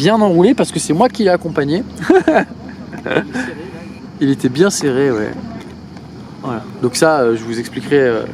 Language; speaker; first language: French; native; French